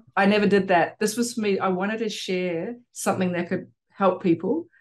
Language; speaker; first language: English; native; English